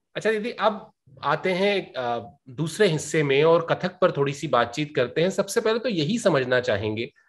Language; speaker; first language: Hindi; native; Hindi